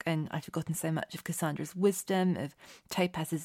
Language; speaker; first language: English; native; English